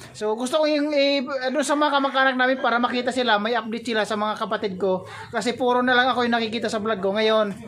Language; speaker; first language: Filipino; native; Filipino